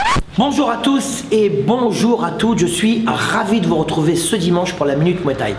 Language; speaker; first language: French; native; French